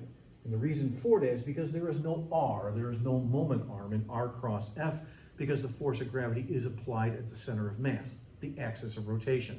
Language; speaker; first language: English; native; English